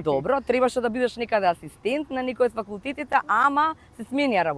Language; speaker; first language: Macedonian; native; Macedonian